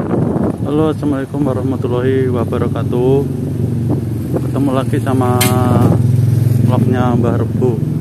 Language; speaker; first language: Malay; non-native, local second language; Javanese